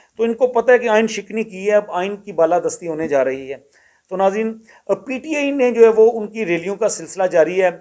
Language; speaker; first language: Urdu; non-native, local second language; Punjabi